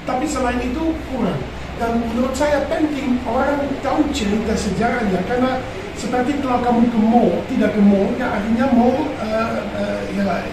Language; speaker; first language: Indonesian; non-native, fluent; Dutch